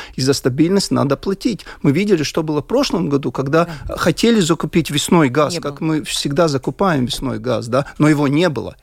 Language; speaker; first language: Russian; non-native, local second language; Latvian